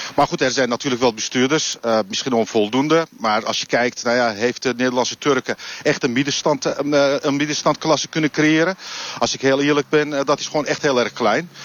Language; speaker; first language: Dutch; non-native, fluent; Turkish